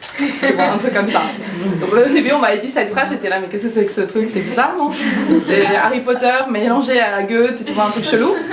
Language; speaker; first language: French; early bilingual, other home language; Korean